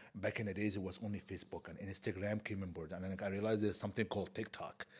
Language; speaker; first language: English; non-native, fluent; Arabic